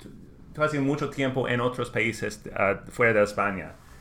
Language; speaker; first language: Spanish; non-native, learner; English